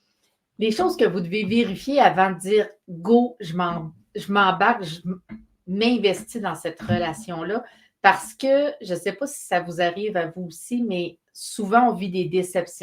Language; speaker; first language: French; native; French